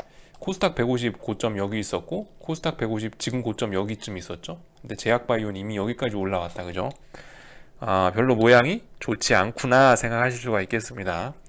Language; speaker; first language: Korean; native; Korean